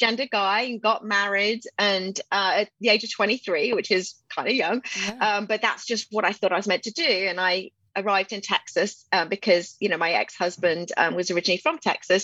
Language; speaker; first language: English; native; English